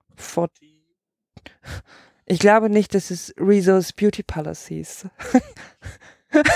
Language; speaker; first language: German; native; German